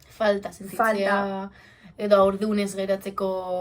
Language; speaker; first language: Basque; non-native, local second language; Spanish